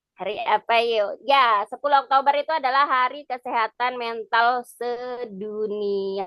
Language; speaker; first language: Indonesian; native; Indonesian